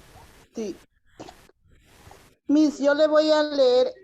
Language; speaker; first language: Spanish; native; Spanish